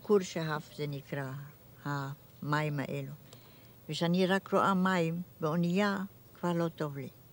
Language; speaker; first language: Hebrew; non-native, fluent; German